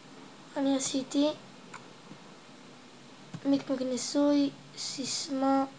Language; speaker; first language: Hebrew; native; Hebrew